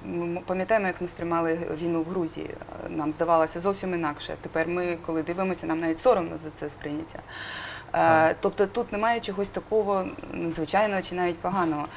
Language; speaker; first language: Ukrainian; native; Ukrainian